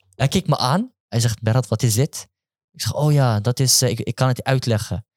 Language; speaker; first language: Dutch; early bilingual, other home language; Turkish